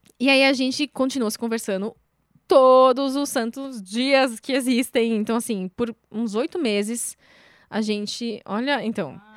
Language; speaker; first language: Portuguese; native; Portuguese